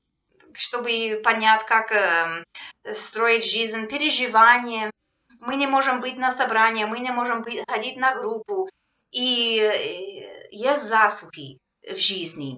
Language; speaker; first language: Russian; non-native, fluent; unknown